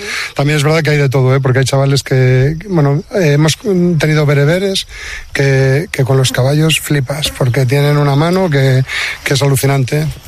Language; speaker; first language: Spanish; native; Spanish